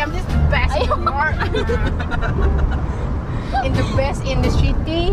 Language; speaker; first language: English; non-native, learner; Indonesian